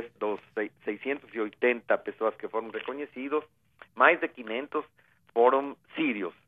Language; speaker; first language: Portuguese; non-native, fluent; Spanish